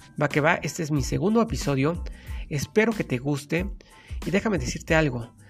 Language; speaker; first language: Spanish; native; Spanish